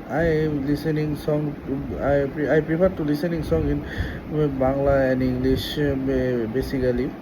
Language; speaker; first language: English; non-native, learner; Bangla